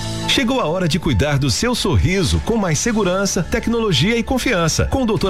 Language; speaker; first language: Portuguese; native; Portuguese